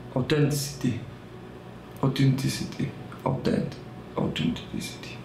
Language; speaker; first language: English; non-native, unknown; Bulgarian